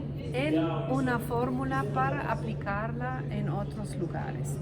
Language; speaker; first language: Spanish; non-native, fluent; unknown